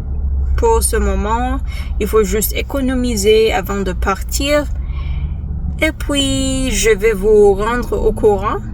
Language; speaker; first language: French; non-native, fluent; English